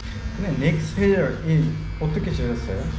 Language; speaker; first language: Korean; non-native, fluent; Uzbek